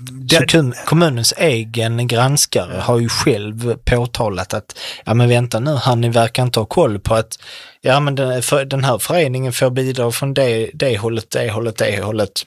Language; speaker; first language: Swedish; native; Swedish